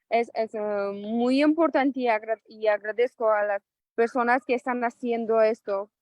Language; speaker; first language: Spanish; non-native, local second language; Persian